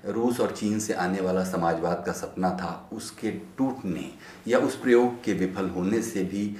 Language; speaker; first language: Hindi; native; Hindi